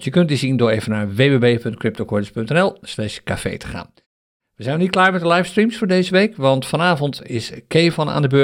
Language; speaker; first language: Dutch; native; Dutch